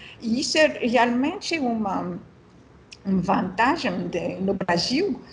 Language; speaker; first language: Portuguese; non-native, learner; French